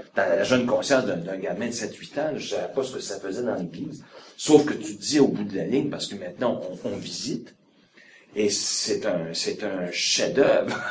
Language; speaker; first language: French; native; French